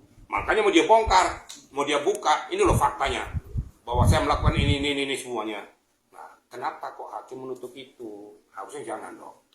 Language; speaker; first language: Indonesian; native; Indonesian